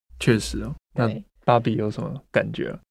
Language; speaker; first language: Chinese; native; Chinese